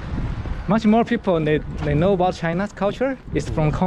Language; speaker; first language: English; non-native, learner; Chinese